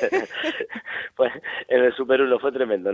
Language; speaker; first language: Spanish; native; Spanish